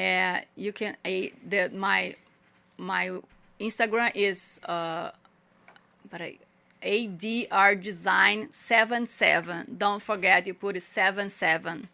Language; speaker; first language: English; non-native, learner; Portuguese